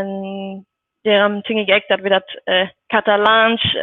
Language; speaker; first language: Dutch; non-native, learner; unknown